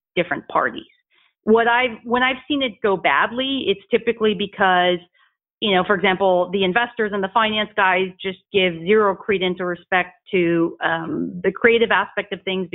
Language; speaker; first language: English; native; English